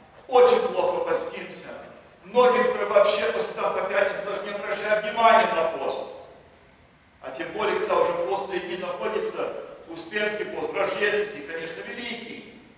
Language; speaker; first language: Russian; early bilingual, heritage; Russian